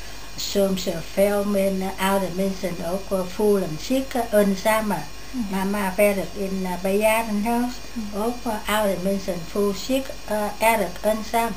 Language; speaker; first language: Dutch; non-native, learner; Vietnamese